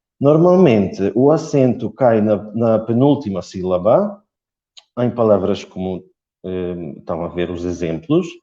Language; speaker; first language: Portuguese; non-native, fluent; Polish